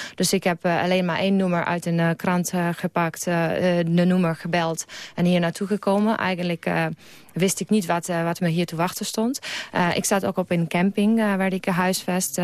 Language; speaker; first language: Dutch; non-native, fluent; Polish